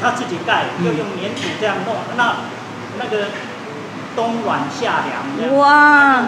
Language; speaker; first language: Chinese; native; Chinese